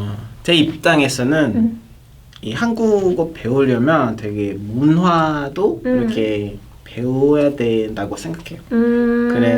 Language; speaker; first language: Korean; non-native, fluent; Kinyarwanda